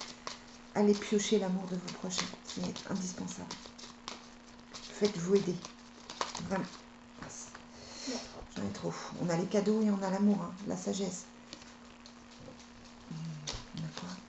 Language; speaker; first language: French; native; French